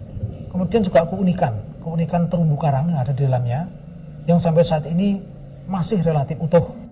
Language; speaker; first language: Indonesian; native; Indonesian